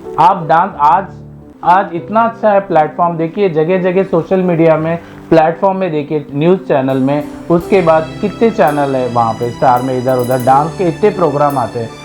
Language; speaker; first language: Hindi; non-native, local second language; Malayalam